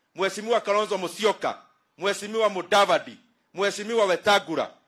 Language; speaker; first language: Swahili; non-native, local second language; Kikuyu